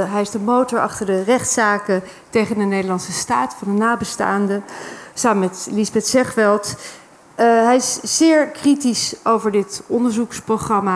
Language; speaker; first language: Dutch; native; Dutch